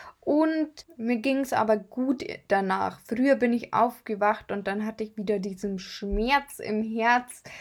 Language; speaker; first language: German; native; German